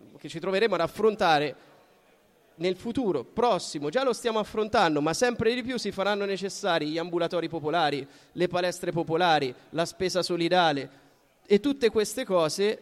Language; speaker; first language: Italian; native; Italian